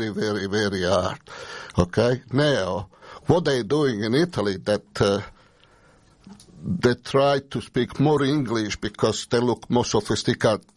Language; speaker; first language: Italian; native; Italian